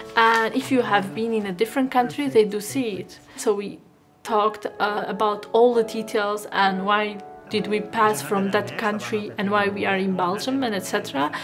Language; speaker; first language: English; non-native, fluent; Arabic